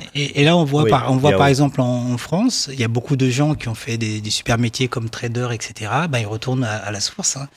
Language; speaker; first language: French; non-native, local second language; Baoulé